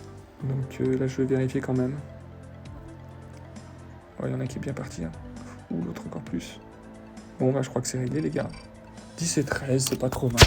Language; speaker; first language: French; native; French